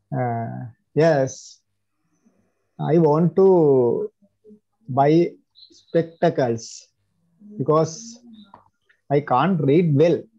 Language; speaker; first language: English; non-native, learner; Sinhala